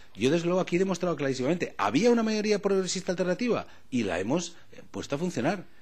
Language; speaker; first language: Spanish; non-native, local second language; Catalan